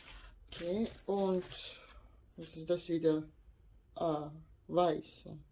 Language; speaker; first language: German; non-native, learner; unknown